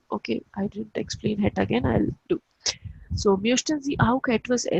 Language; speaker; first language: German; non-native, fluent; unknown